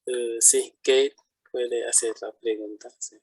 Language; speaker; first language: Spanish; non-native, fluent; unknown